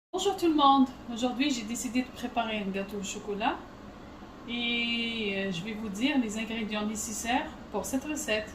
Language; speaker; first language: French; non-native, fluent; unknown